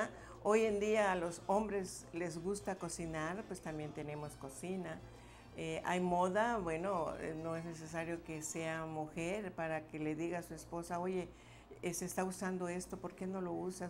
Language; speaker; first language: Spanish; native; Spanish